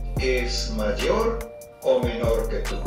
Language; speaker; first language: Spanish; non-native, fluent; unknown